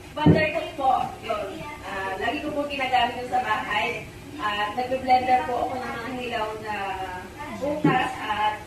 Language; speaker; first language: Filipino; native; Filipino